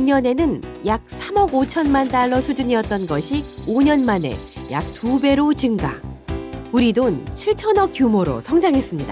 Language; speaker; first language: Korean; native; Korean